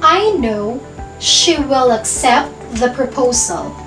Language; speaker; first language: English; non-native, local second language; Filipino